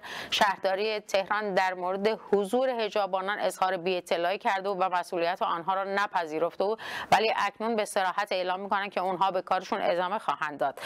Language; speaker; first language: Persian; non-native, local second language; Kurdish